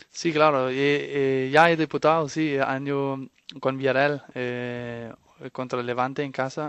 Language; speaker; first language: Spanish; non-native, fluent; Danish